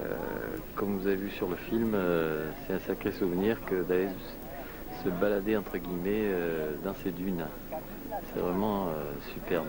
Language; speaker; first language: French; native; French